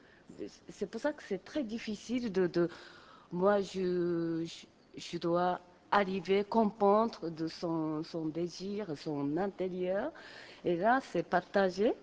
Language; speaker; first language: French; non-native, learner; Japanese